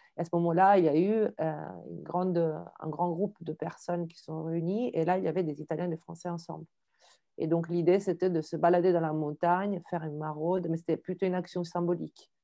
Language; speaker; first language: French; non-native, fluent; Italian